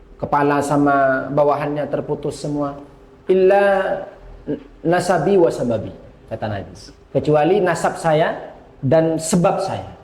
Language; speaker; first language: Indonesian; non-native, local second language; Madurese